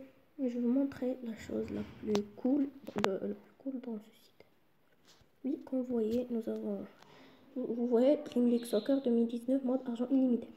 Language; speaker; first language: French; non-native, local second language; Arabic